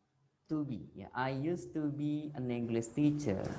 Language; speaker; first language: English; non-native, fluent; Indonesian